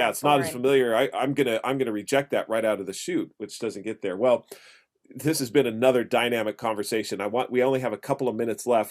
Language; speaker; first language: English; native; English